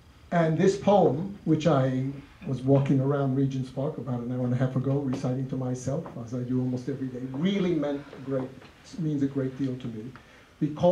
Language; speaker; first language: English; native; English